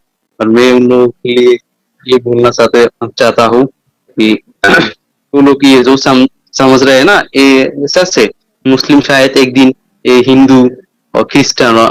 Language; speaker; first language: Hindi; non-native, fluent; Bangla